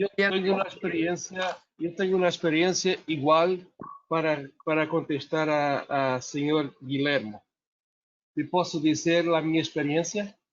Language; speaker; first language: Spanish; non-native, learner; Portuguese